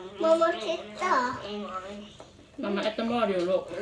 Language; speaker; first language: Swedish; non-native, learner; Thai